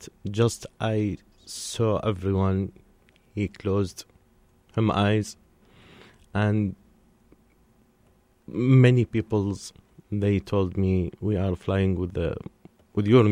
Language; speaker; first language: English; non-native, learner; Arabic